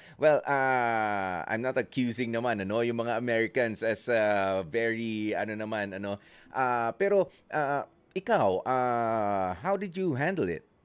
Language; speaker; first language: Filipino; native; Filipino